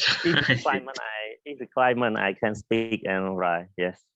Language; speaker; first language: English; non-native, learner; Khmer